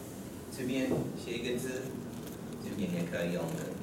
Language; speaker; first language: Chinese; non-native, learner; English